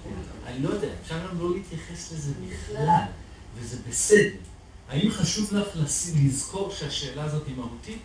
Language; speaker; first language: Hebrew; native; Hebrew